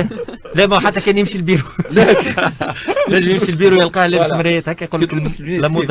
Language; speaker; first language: Arabic; native; Arabic